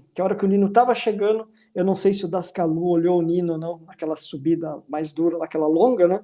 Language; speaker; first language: Portuguese; native; Portuguese